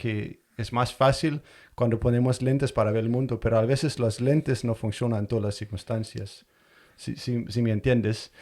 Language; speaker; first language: Spanish; non-native, fluent; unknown